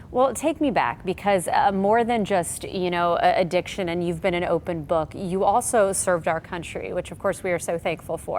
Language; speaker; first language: English; native; English